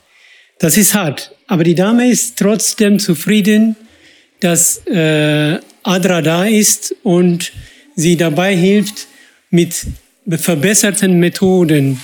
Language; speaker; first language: German; non-native, fluent; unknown